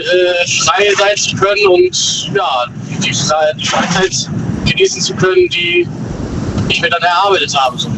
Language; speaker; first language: German; native; German